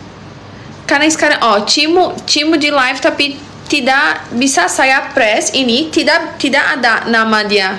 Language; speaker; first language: Indonesian; non-native, learner; Portuguese